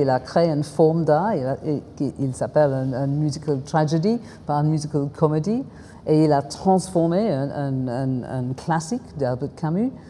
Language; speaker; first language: French; non-native, fluent; English